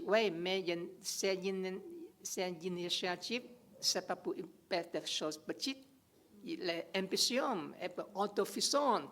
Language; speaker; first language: French; non-native, learner; English